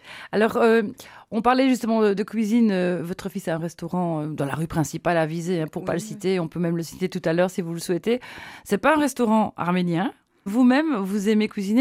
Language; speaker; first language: French; native; French